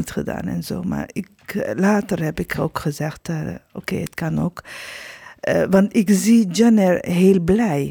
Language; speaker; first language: Dutch; non-native, fluent; Turkish